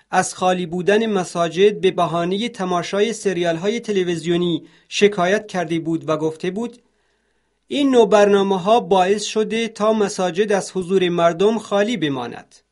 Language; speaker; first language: Persian; non-native, local second language; Central Kurdish